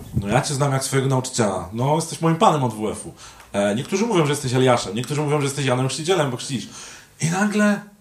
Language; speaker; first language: Polish; native; Polish